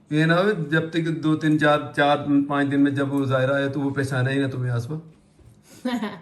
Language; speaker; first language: Urdu; non-native, local second language; Punjabi